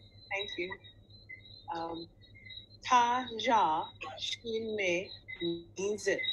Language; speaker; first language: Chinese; non-native, learner; English